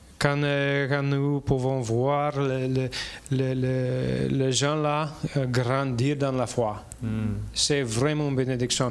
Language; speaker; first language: French; non-native, learner; English